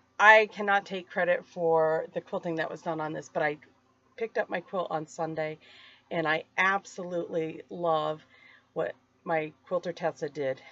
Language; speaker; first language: English; native; English